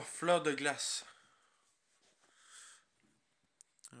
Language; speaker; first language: French; native; French